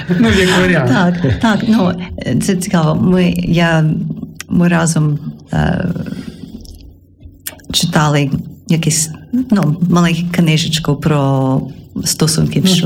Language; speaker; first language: Ukrainian; non-native, learner; English